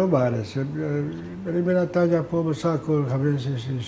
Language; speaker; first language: Hebrew; non-native, fluent; Hungarian